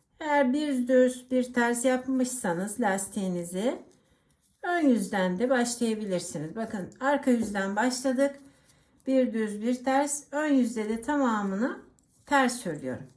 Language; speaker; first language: Turkish; native; Turkish